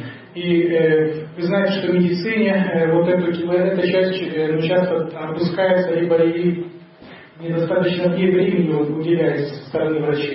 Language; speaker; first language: Russian; native; Russian